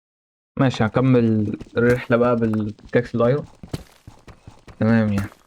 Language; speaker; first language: Arabic; native; Arabic